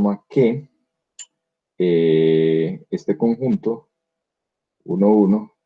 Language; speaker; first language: Spanish; native; Spanish